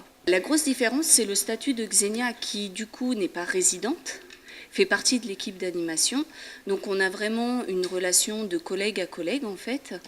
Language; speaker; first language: French; native; French